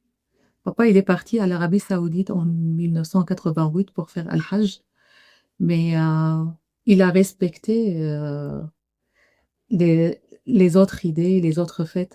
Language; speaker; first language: French; non-native, learner; Arabic